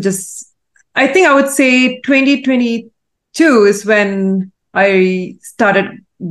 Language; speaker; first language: English; non-native, local second language; Tamil